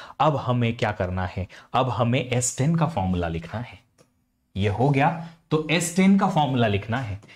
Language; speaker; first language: Hindi; native; Hindi